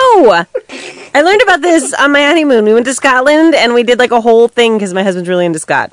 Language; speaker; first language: English; native; English